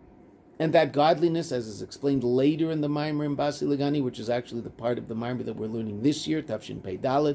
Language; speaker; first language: English; native; English